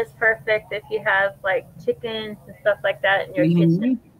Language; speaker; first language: English; native; English